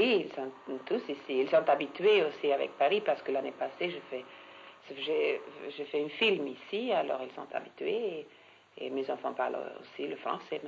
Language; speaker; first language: French; non-native, fluent; Swedish